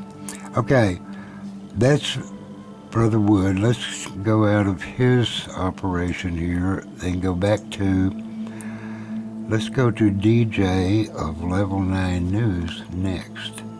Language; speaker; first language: English; native; English